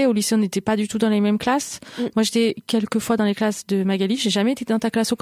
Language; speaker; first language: French; native; French